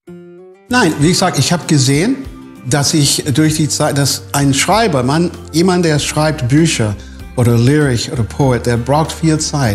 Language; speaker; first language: German; non-native, fluent; English